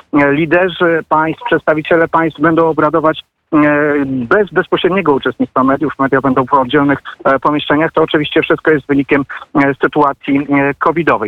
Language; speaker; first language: Polish; native; Polish